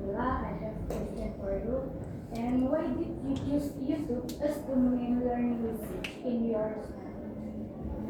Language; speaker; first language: English; non-native, learner; Indonesian